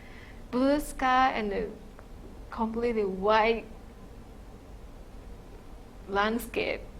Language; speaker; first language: English; non-native, fluent; Japanese